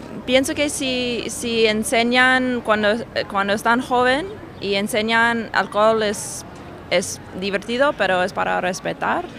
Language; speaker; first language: Spanish; non-native, learner; English